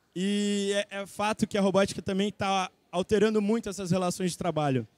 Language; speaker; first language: Portuguese; native; Portuguese